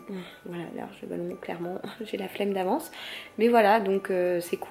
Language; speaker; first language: French; native; French